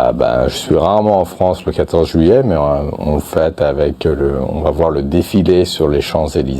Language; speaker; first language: French; native; French